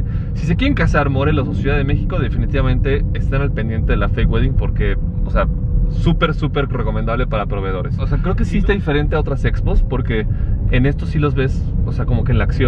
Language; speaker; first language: Spanish; native; Spanish